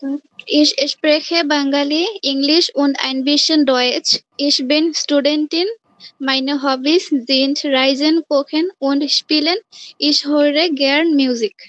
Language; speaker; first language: German; non-native, learner; Bangla